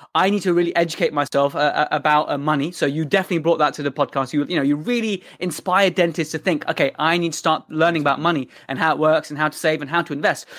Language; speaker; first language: English; early bilingual, other home language; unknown